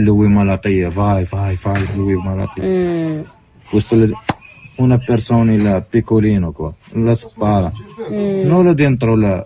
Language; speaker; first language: Italian; non-native, learner; Arabic